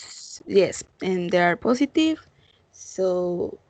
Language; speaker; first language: English; non-native, learner; Spanish